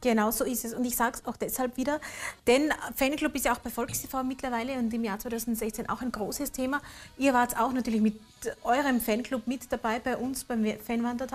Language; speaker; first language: German; native; German